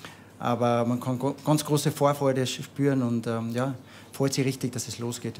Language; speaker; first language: German; native; German